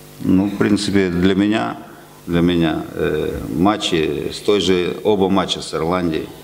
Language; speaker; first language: Russian; native; Russian